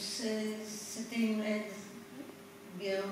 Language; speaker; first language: French; non-native, fluent; Polish